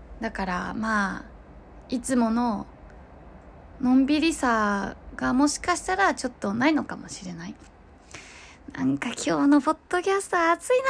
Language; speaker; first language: Japanese; early bilingual, other home language; Chinese